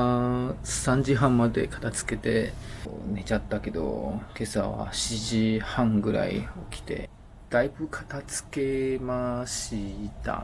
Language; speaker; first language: Japanese; non-native, fluent; Chinese